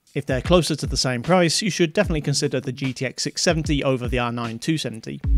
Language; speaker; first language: English; native; English